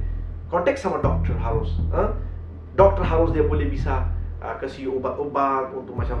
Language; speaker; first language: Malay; non-native, learner; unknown